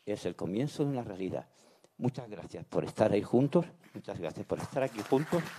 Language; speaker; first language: Spanish; native; Spanish